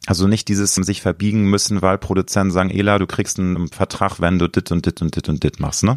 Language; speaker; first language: German; native; German